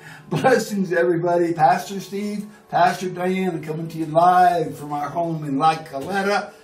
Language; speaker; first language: English; native; English